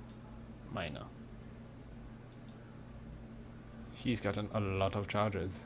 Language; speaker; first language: English; native; English